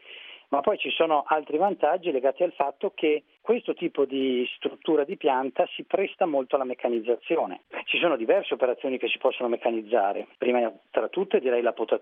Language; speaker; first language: Italian; native; Italian